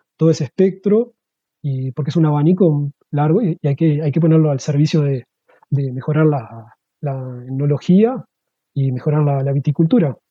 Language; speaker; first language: Spanish; native; Spanish